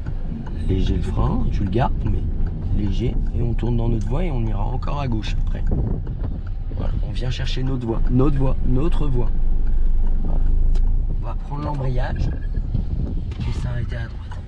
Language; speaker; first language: French; native; French